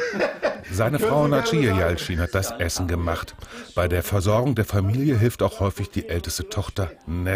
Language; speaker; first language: German; native; German